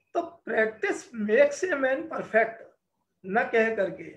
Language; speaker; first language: Hindi; native; Hindi